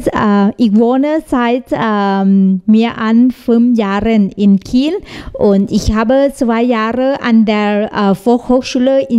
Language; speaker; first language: German; non-native, learner; Thai